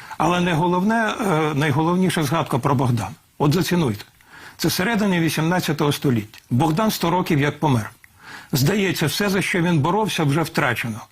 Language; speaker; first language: Ukrainian; native; Ukrainian